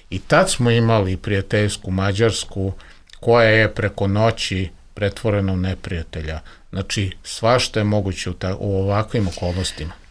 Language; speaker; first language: Serbian; native; Serbian